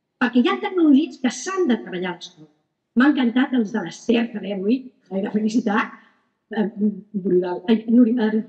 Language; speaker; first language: Catalan; native; Catalan